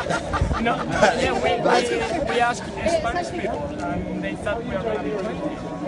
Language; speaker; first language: English; non-native, learner; Spanish